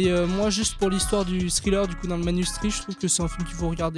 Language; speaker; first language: French; native; French